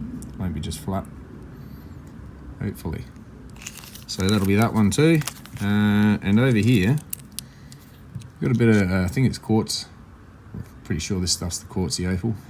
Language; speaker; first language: English; native; English